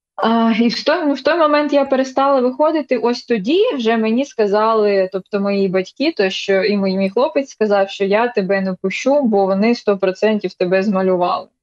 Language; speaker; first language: Ukrainian; non-native, local second language; Russian